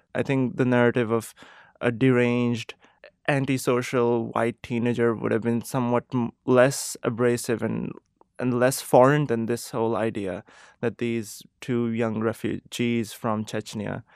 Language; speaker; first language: English; non-native, local second language; Urdu